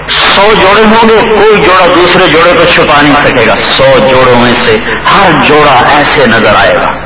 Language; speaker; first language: Urdu; non-native, local second language; Punjabi